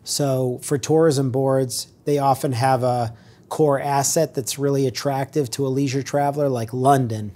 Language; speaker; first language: English; native; English